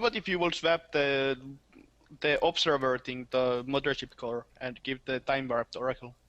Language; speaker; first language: English; non-native, fluent; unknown